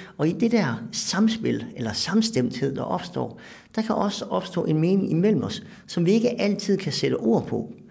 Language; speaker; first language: Danish; native; Danish